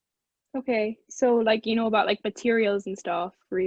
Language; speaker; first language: English; native; English